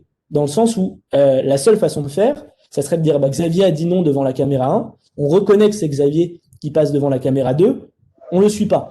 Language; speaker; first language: French; native; French